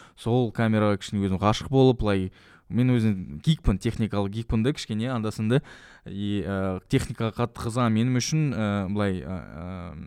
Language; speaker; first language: Kazakh; non-native, local second language; Russian